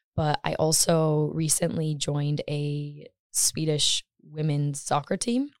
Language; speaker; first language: English; native; English